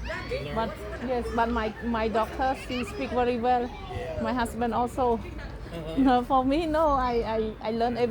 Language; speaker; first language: English; non-native, learner; Khmer